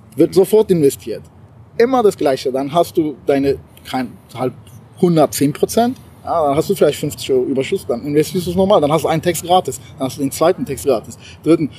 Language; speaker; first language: German; early bilingual, other home language; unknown